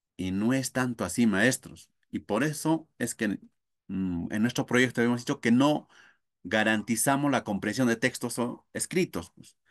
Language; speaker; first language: Spanish; non-native, local second language; Quechua